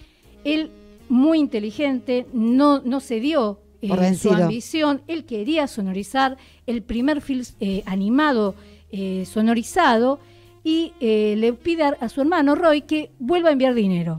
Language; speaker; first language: Spanish; native; Spanish